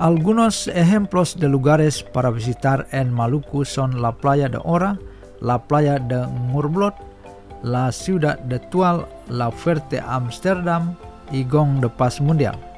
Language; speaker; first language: Spanish; non-native, fluent; Indonesian